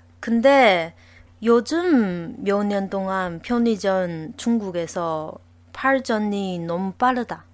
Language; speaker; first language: Korean; non-native, fluent; Chinese